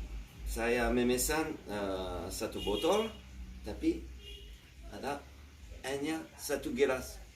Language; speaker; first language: Indonesian; non-native, learner; French